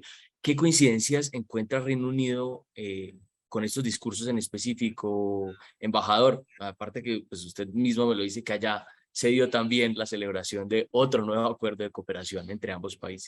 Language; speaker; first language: Spanish; native; Spanish